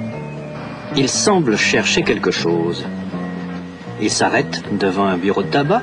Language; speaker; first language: French; native; French